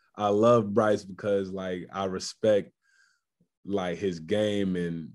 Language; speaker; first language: English; native; English